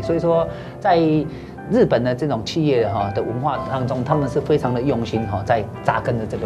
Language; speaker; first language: Chinese; native; Chinese